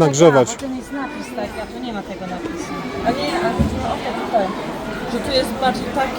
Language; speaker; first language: Polish; native; Polish